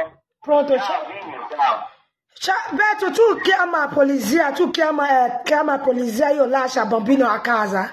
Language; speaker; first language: Italian; non-native, learner; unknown